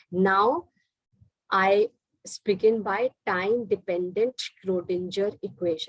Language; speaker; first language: English; non-native, local second language; Hindi